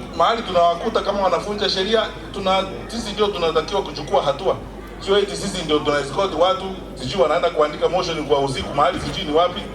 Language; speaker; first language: Swahili; non-native, local second language; Gusii